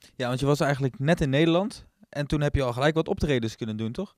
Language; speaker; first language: Dutch; native; Dutch